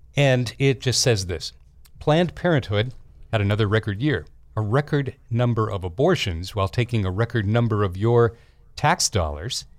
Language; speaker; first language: English; native; English